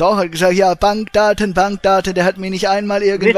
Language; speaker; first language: German; native; German